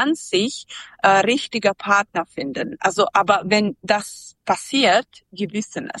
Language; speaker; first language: German; non-native, fluent; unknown